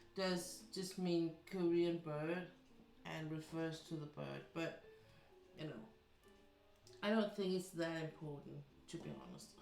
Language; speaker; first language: English; non-native, fluent; Danish